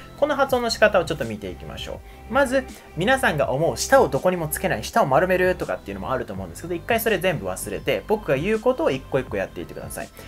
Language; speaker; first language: Japanese; native; Japanese